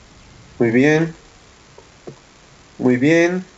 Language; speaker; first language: Spanish; native; Spanish